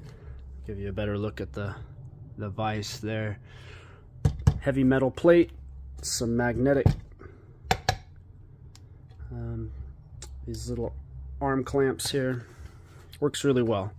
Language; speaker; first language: English; native; English